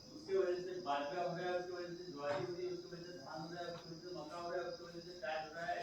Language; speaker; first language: Hindi; non-native, local second language; Marathi